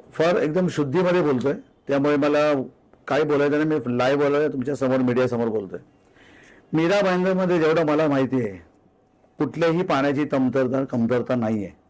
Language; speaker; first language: Marathi; native; Marathi